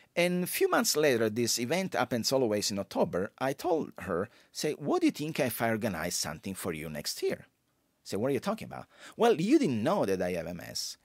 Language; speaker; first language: English; non-native, fluent; Italian